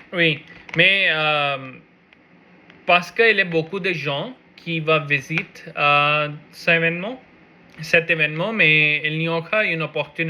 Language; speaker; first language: French; non-native, learner; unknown